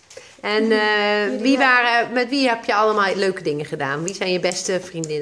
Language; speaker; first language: Dutch; native; Dutch